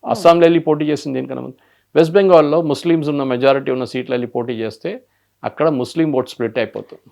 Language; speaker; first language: Telugu; non-native, local second language; Malayalam